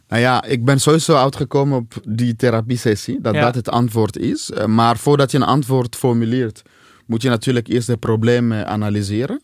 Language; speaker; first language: Dutch; non-native, fluent; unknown